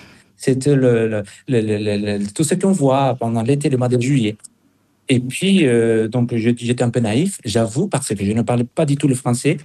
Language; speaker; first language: French; non-native, fluent; Spanish